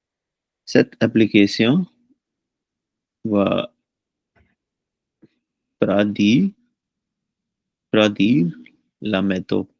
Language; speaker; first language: French; non-native, learner; Punjabi